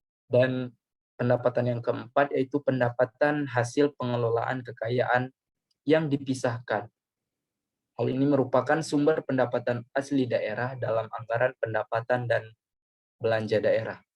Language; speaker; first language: Indonesian; native; Indonesian